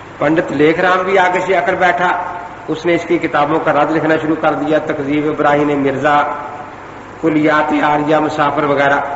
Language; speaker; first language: Urdu; non-native, local second language; Punjabi